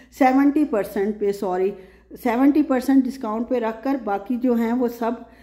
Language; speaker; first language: Hindi; native; Hindi